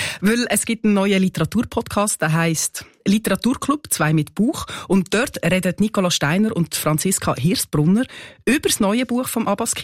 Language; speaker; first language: German; native; German